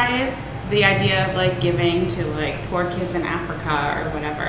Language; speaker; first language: English; native; English